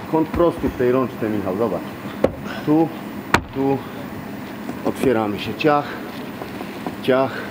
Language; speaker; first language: Polish; native; Polish